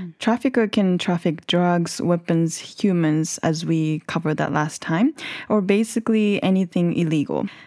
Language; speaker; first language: English; non-native, fluent; Japanese